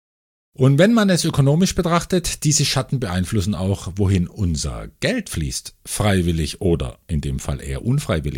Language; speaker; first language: German; native; German